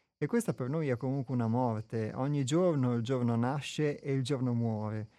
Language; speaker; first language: Italian; native; Italian